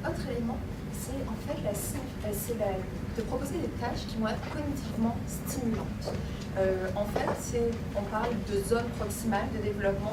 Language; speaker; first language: French; native; French